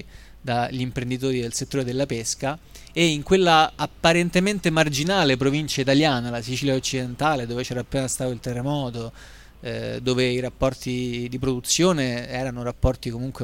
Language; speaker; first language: Italian; native; Italian